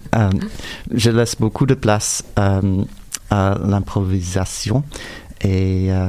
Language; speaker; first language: French; non-native, fluent; English